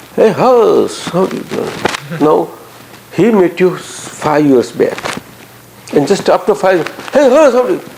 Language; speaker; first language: English; non-native, local second language; Gujarati